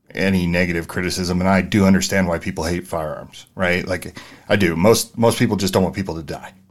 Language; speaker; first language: English; native; English